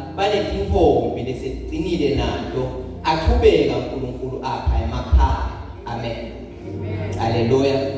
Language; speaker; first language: Zulu; non-native, local second language; Swati